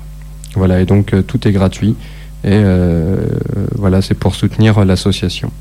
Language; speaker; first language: French; native; French